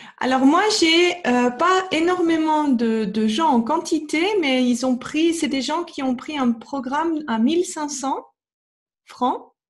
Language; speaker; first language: French; native; French